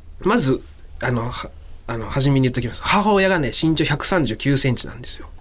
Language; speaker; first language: Japanese; native; Japanese